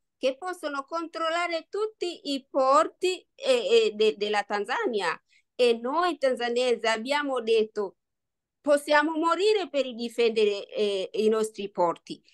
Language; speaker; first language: Italian; non-native, learner; Swahili